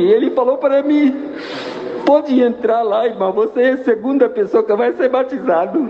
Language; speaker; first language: Portuguese; non-native, fluent; Arabic